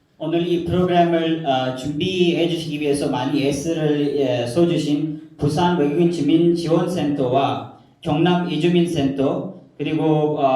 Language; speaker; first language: Korean; non-native, fluent; Urdu